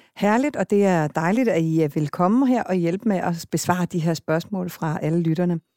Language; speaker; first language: Danish; native; Danish